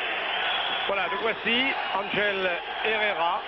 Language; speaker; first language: French; native; French